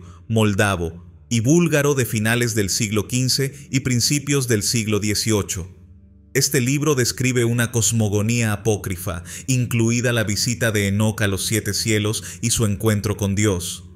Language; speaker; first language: Spanish; native; Spanish